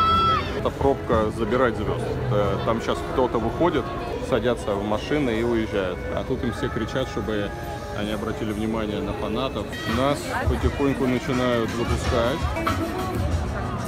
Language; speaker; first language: Russian; native; Russian